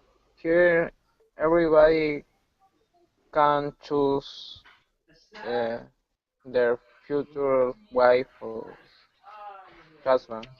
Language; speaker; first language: English; non-native, learner; Spanish